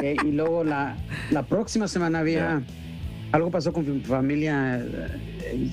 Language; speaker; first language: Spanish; early bilingual, heritage; Spanish